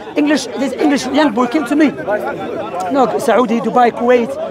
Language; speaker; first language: English; non-native, fluent; Arabic